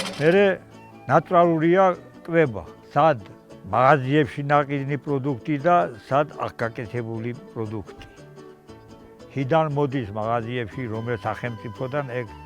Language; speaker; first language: Georgian; native; Georgian